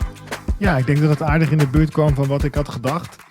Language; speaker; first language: Dutch; native; Dutch